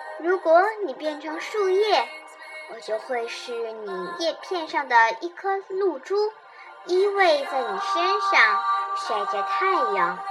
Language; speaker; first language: Chinese; native; Chinese